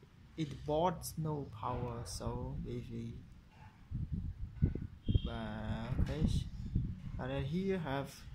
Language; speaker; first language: English; non-native, learner; Khmer